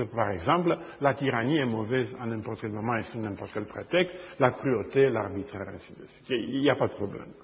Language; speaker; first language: French; non-native, fluent; Romanian